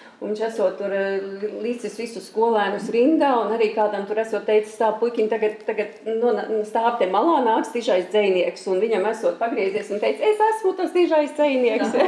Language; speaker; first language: Latvian; early bilingual, heritage; Latvian